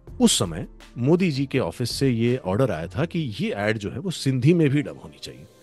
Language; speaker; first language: Hindi; native; Hindi